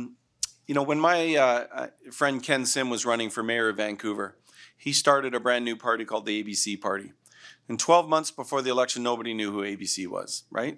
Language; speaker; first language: English; native; English